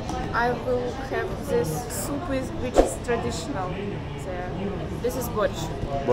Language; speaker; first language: English; non-native, learner; Russian